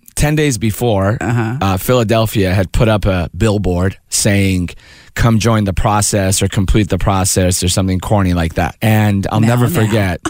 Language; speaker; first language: English; early bilingual, other home language; Persian